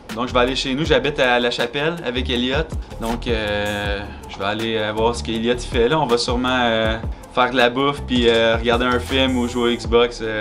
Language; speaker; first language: French; native; French